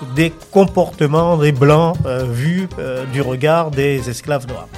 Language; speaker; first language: French; native; French